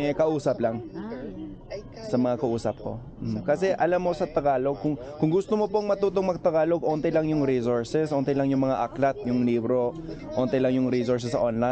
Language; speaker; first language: Filipino; non-native, fluent; English